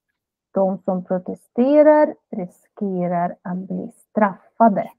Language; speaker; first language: Swedish; non-native, fluent; Russian